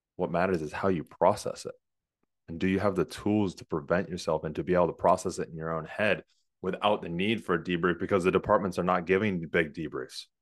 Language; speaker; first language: English; native; English